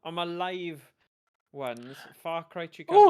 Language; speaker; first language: Welsh; native; Welsh